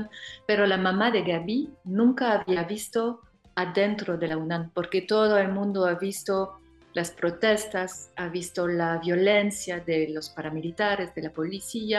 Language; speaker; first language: Spanish; non-native, fluent; French